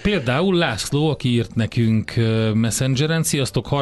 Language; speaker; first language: Hungarian; native; Hungarian